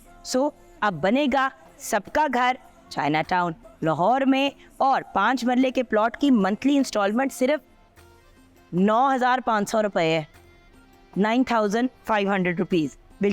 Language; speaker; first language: Urdu; native; Urdu